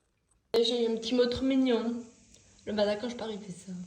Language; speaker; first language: French; native; French